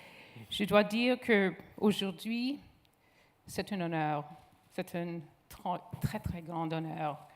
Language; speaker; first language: French; non-native, local second language; English